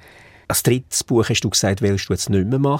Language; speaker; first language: German; native; German